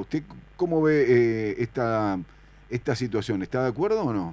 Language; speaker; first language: Spanish; native; Spanish